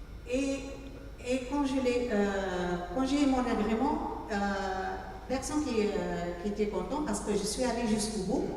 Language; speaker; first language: French; non-native, local second language; Arabic